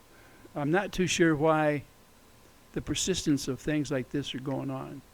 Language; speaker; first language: English; native; English